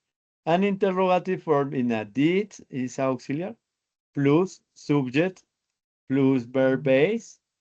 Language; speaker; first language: English; non-native, learner; Spanish